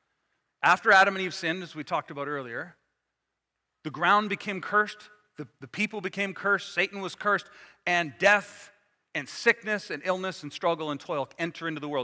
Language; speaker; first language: English; native; English